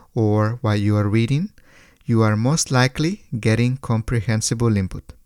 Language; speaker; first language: English; non-native, fluent; Spanish